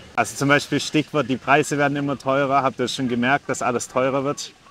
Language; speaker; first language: German; native; German